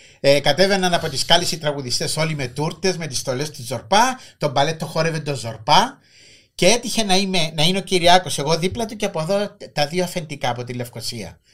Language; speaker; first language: Greek; native; Greek